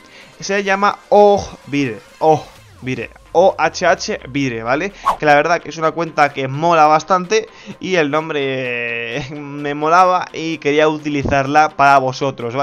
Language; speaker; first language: Spanish; native; Spanish